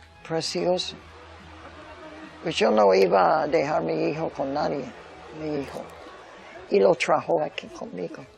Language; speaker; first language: Spanish; early bilingual, other home language; English